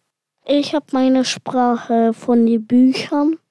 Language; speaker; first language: German; non-native, learner; Ukrainian